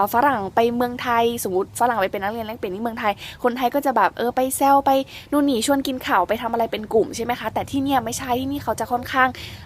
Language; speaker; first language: Thai; native; Thai